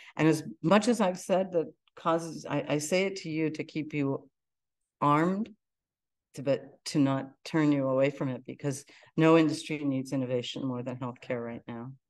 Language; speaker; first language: English; native; English